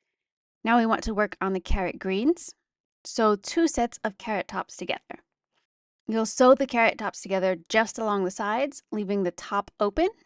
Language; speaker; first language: English; native; English